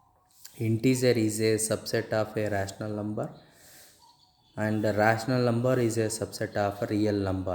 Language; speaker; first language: English; non-native, local second language; Kannada